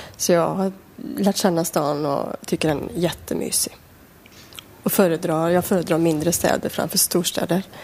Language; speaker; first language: Swedish; native; Swedish